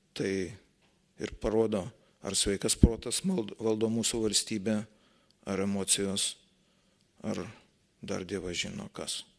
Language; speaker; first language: Lithuanian; native; Lithuanian